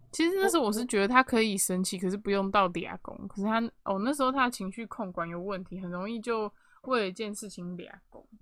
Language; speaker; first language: Chinese; native; Chinese